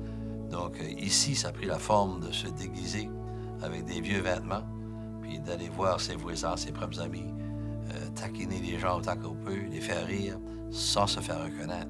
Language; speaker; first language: French; native; French